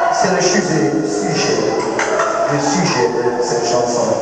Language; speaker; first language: French; non-native, learner; English